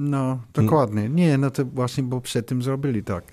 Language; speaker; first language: Polish; non-native, learner; English